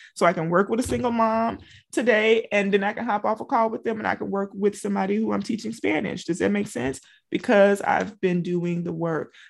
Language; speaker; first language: English; native; English